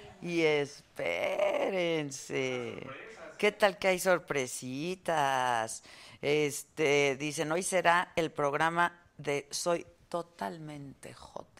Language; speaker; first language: Spanish; native; Spanish